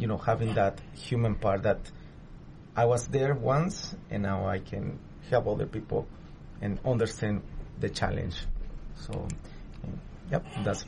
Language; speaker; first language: English; non-native, fluent; Spanish